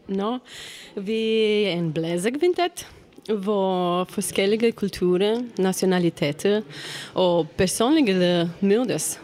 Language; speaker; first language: Danish; non-native, fluent; Romanian